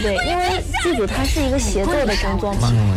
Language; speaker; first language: Chinese; native; Chinese